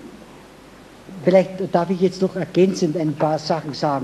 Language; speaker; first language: German; native; German